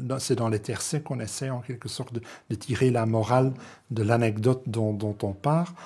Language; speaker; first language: French; non-native, local second language; Dutch